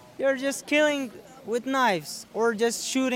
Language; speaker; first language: English; non-native, learner; Persian